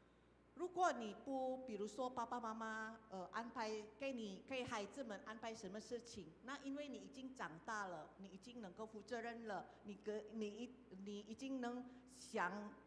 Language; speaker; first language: Chinese; non-native, fluent; Indonesian